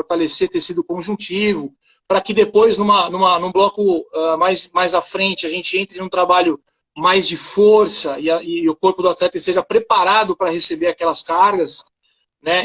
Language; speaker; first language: Portuguese; native; Portuguese